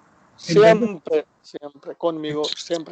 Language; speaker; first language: Spanish; non-native, learner; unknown